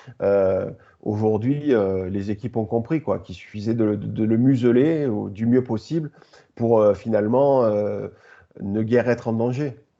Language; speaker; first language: French; native; French